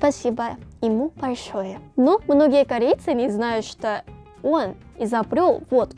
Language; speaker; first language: Russian; non-native, fluent; Korean